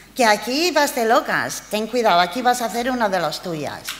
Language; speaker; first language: Spanish; non-native, fluent; English